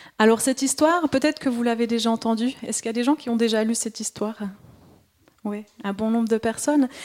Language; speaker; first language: French; native; French